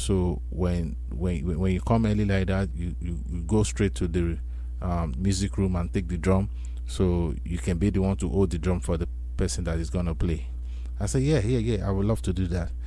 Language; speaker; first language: English; non-native, local second language; Yoruba